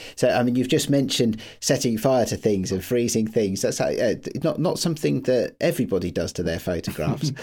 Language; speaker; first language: English; native; English